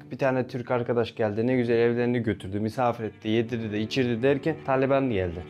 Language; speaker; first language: Turkish; native; Turkish